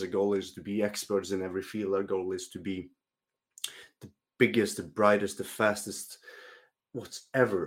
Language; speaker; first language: English; non-native, fluent; Norwegian